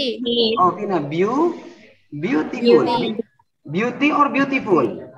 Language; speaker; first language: English; non-native, learner; Indonesian